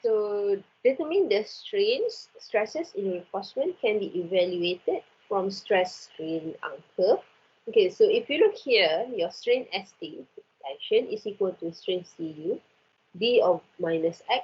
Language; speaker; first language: English; non-native, local second language; Malay